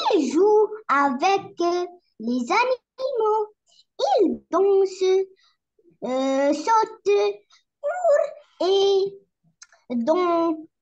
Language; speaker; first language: French; non-native, learner; Arabic